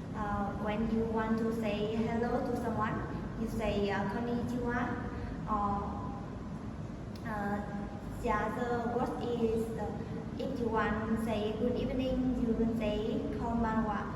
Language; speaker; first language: English; non-native, learner; Vietnamese